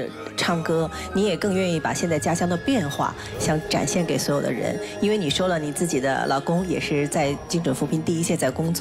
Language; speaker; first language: Chinese; native; Chinese